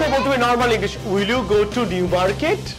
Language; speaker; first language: English; non-native, learner; Bangla